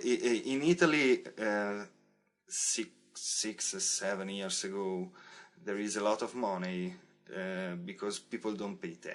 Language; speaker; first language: English; non-native, learner; Italian